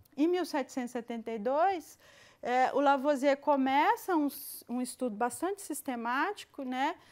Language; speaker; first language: Portuguese; native; Portuguese